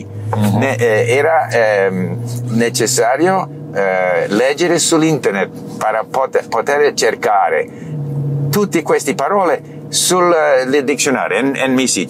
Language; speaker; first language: Italian; non-native, learner; English